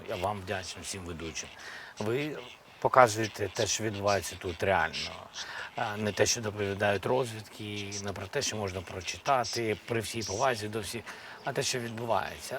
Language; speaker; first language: Ukrainian; non-native, local second language; Russian